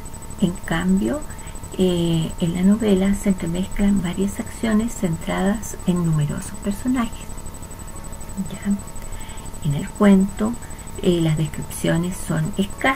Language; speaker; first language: Spanish; native; Spanish